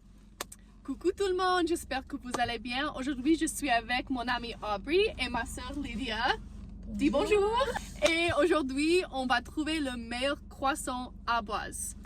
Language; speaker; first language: French; non-native, learner; English